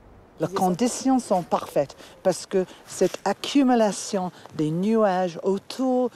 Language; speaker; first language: French; non-native, fluent; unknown